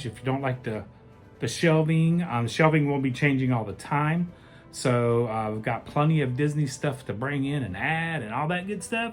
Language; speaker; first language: English; native; English